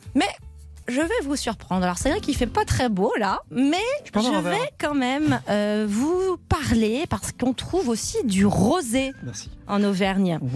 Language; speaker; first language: French; native; French